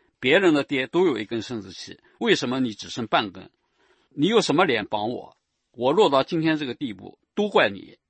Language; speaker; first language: Chinese; native; Chinese